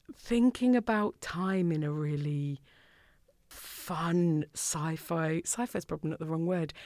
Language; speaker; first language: English; native; English